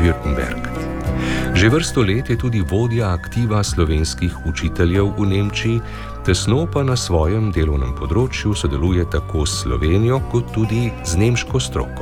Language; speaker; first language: Slovenian; native; Slovenian